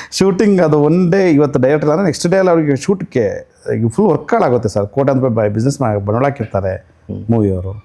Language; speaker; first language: Kannada; native; Kannada